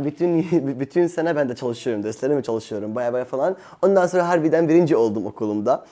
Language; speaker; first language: Turkish; non-native, fluent; Arabic